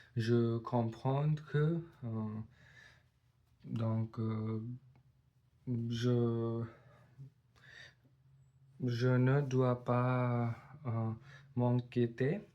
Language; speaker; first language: French; non-native, learner; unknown